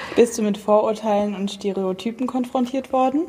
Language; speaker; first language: German; native; German